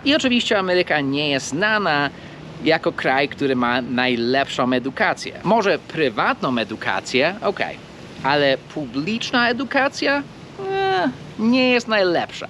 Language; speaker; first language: Polish; non-native, fluent; English